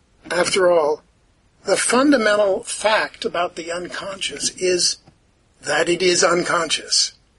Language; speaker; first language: English; native; English